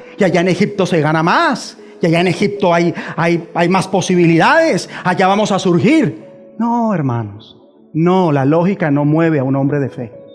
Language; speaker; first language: Spanish; native; Spanish